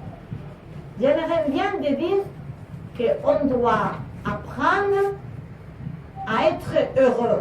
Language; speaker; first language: French; non-native, learner; Spanish